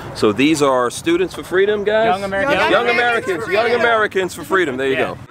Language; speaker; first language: English; native; English